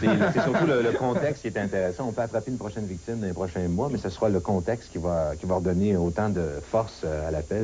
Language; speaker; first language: French; native; French